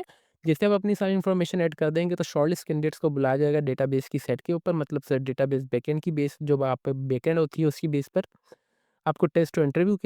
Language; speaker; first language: Hindi; non-native, local second language; Punjabi